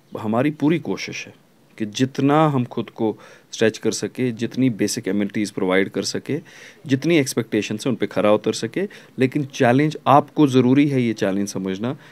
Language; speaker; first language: Hindi; non-native, local second language; Kashmiri